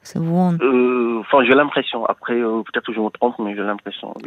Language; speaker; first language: French; non-native, local second language; Wolof